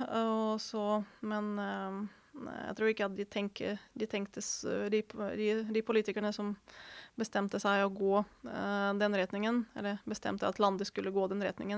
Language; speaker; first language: Norwegian; non-native, fluent; Ukrainian